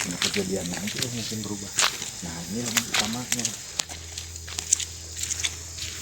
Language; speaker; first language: Indonesian; native; Indonesian